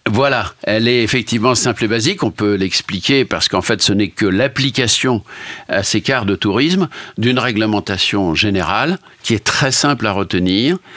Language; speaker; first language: French; native; French